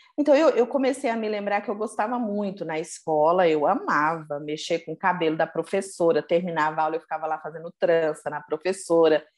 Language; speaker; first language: Portuguese; native; Portuguese